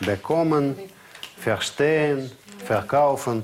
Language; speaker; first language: German; non-native, fluent; Russian